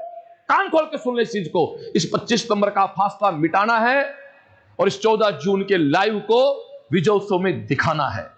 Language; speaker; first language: Hindi; native; Hindi